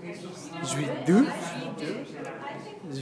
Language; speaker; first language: French; non-native, learner; English